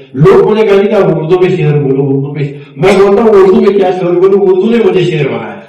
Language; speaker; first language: Urdu; non-native, local second language; Marathi